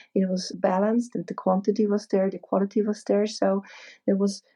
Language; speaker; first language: English; non-native, fluent; German